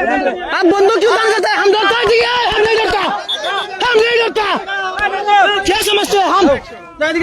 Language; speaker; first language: Hindi; non-native, learner; Bangla